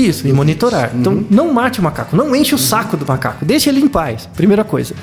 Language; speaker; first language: Portuguese; native; Portuguese